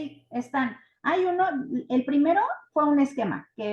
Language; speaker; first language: Spanish; native; Spanish